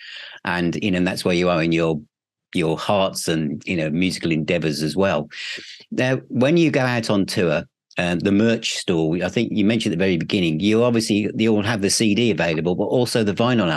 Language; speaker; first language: English; native; English